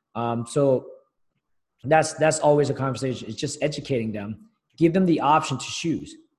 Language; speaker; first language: English; early bilingual, other home language; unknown